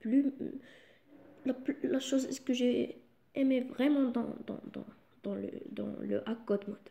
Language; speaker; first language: French; non-native, local second language; Arabic